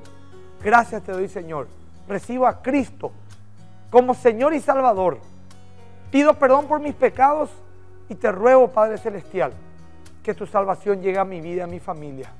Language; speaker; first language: Spanish; native; Spanish